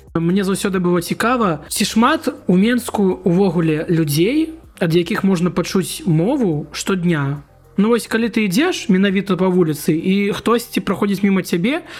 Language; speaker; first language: Belarusian; non-native, local second language; Russian